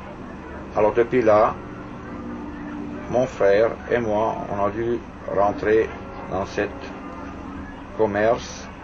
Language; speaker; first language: French; non-native, fluent; German